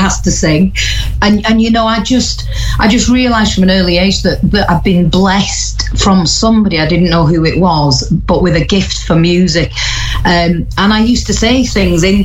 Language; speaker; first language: English; native; English